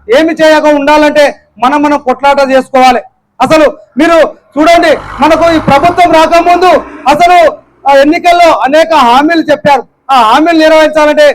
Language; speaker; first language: Telugu; non-native, local second language; Lambadi